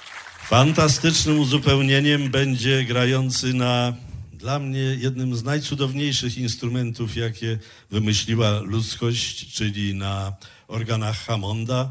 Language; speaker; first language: Polish; native; Polish